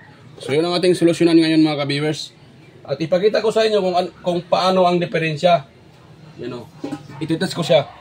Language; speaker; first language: Filipino; native; Filipino